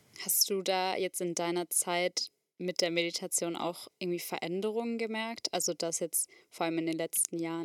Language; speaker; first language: German; native; German